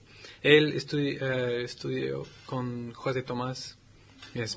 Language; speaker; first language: Spanish; non-native, learner; English